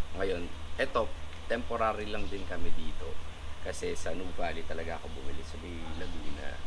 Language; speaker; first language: Filipino; native; Filipino